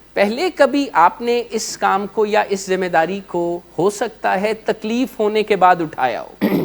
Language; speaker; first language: Urdu; non-native, local second language; Punjabi